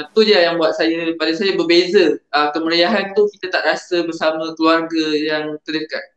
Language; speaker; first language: Malay; native; Malay